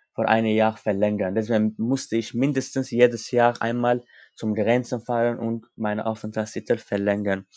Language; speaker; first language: German; non-native, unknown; Armenian